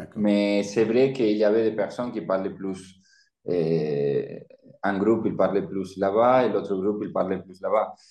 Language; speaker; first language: French; non-native, learner; Spanish